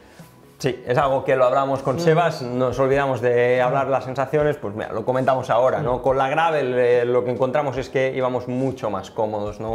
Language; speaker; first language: Spanish; native; Spanish